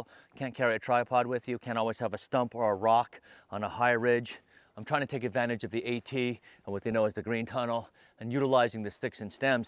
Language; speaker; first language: English; native; English